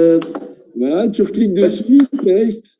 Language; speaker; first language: French; native; French